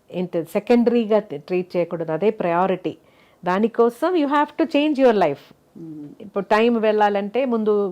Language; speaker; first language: Telugu; non-native, fluent; Malayalam